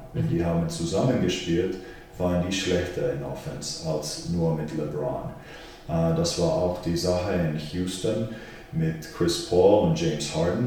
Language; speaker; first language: German; non-native, fluent; Finnish